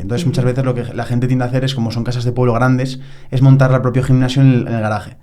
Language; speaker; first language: Spanish; native; Spanish